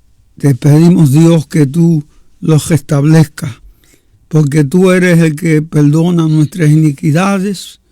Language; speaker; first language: Spanish; native; Spanish